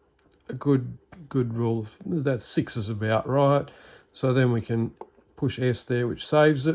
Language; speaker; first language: English; native; English